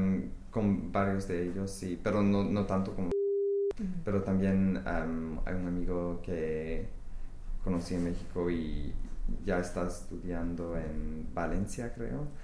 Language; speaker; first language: Spanish; non-native, fluent; English